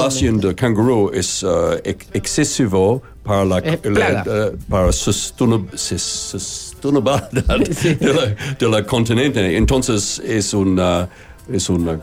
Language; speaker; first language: Spanish; non-native, learner; English